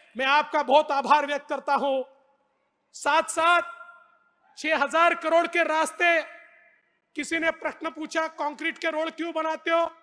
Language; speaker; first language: Hindi; non-native, local second language; Marathi